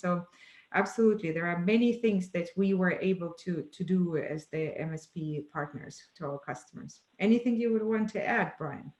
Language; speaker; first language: English; non-native, fluent; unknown